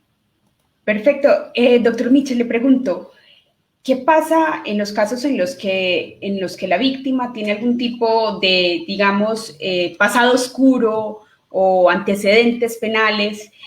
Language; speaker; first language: Spanish; native; Spanish